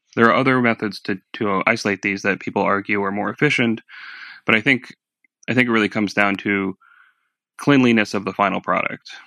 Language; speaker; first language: English; native; English